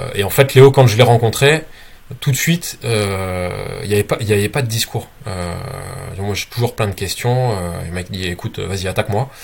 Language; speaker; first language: French; native; French